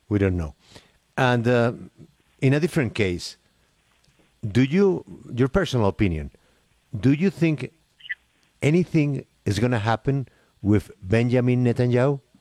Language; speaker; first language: English; non-native, learner; Spanish